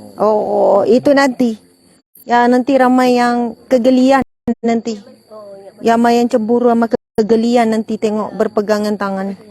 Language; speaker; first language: Malay; native; Malay